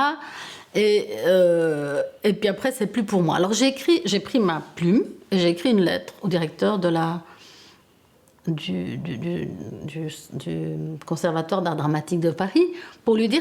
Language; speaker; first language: French; early bilingual, other home language; Italian